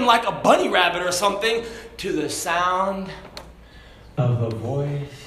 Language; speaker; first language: English; native; English